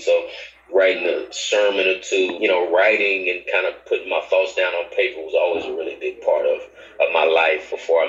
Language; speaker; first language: English; native; English